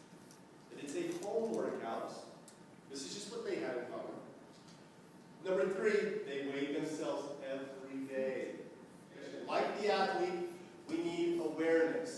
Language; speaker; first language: English; native; English